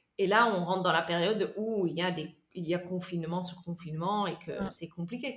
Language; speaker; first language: French; non-native, fluent; Dutch